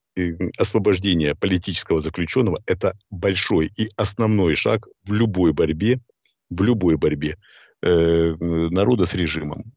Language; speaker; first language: Russian; native; Russian